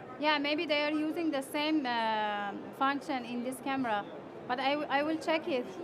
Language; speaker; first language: English; non-native, fluent; Persian